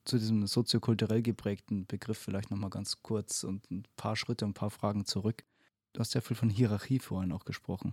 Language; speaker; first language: German; native; German